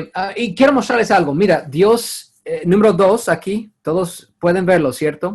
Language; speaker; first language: Spanish; non-native, fluent; English